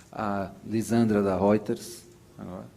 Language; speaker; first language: Portuguese; native; Portuguese